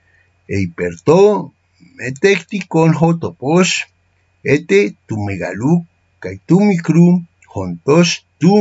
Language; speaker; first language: Greek; non-native, fluent; Spanish